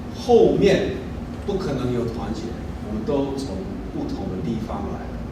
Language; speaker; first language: Chinese; non-native, fluent; English